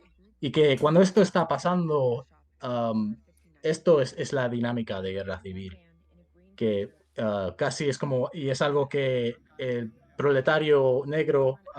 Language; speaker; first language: Spanish; early bilingual, heritage; Spanish